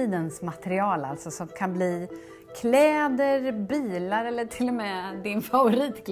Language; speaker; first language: Swedish; native; Swedish